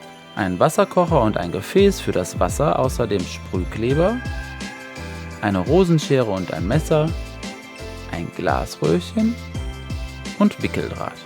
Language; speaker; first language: German; native; German